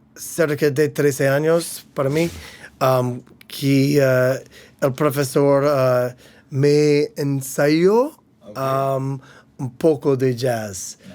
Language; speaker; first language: Spanish; non-native, learner; English